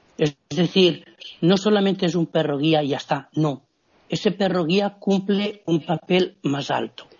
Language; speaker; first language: Spanish; native; Spanish